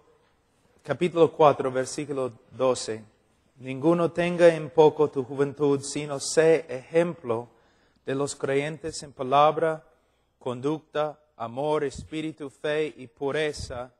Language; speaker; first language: Spanish; non-native, fluent; English